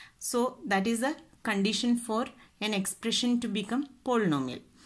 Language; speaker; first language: English; non-native, local second language; Malayalam